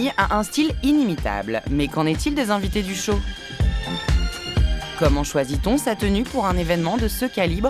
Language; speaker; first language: French; native; French